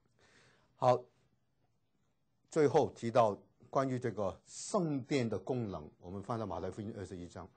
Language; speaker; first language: Chinese; native; Chinese